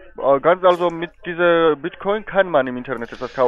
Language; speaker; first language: German; non-native, fluent; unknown